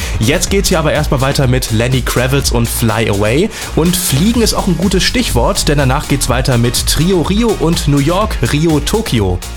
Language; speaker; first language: German; native; German